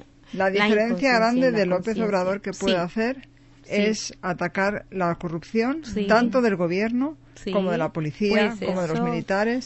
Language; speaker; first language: Spanish; native; Spanish